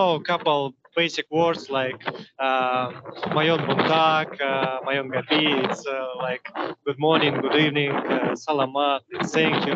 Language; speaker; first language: English; non-native, learner; Russian